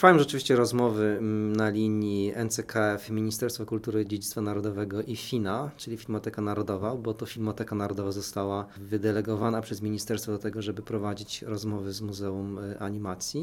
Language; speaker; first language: Polish; native; Polish